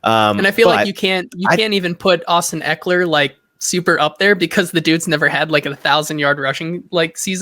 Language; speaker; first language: English; native; English